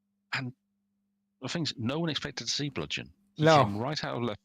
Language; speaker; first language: English; native; English